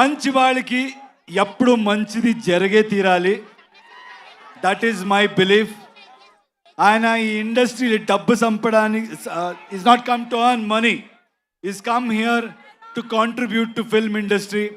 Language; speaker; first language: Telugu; non-native, learner; Kannada